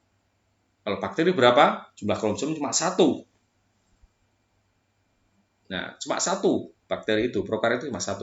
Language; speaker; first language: Indonesian; native; Indonesian